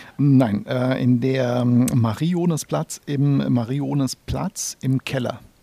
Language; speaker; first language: German; non-native, fluent; Portuguese